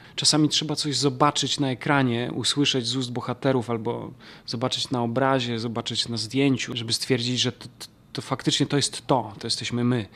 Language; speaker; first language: Polish; native; Polish